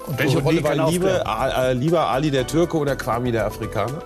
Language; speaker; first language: German; native; German